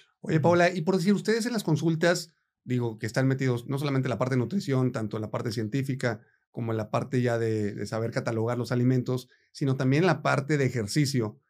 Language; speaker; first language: Spanish; native; Spanish